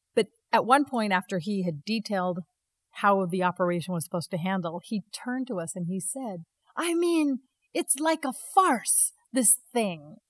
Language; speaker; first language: English; native; English